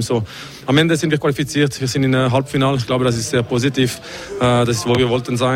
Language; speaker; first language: German; non-native, learner; French